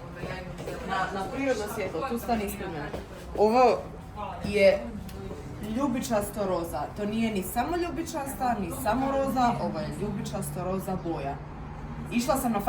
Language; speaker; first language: Croatian; native; Croatian